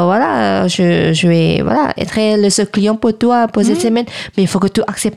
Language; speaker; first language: French; non-native, fluent; Thai